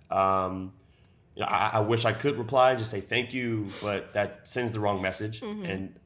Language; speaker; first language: English; native; English